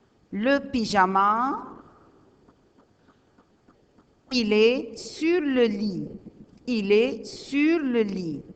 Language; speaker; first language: French; non-native, learner; Arabic